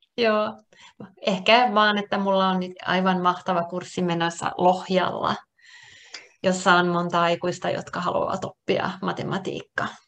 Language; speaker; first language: Finnish; non-native, local second language; Swedish